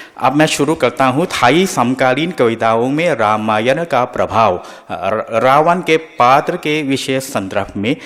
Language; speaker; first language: Hindi; non-native, fluent; Thai